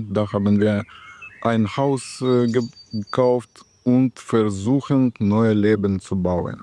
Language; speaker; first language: German; non-native, learner; Ukrainian